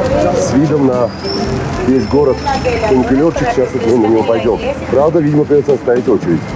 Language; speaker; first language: Russian; native; Russian